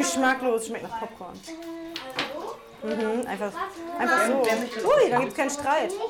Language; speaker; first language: German; native; German